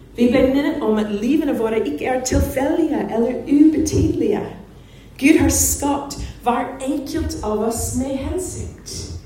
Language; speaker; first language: Norwegian; non-native, fluent; English